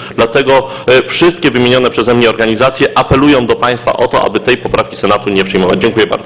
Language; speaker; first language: Polish; native; Polish